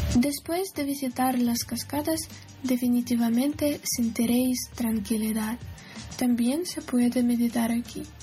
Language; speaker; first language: Spanish; non-native, fluent; Ukrainian